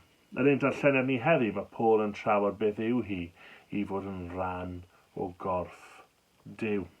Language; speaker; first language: Welsh; native; Welsh